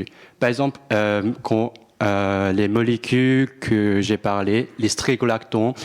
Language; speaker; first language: French; non-native, fluent; Japanese